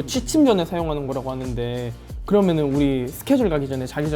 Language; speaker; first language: Korean; native; Korean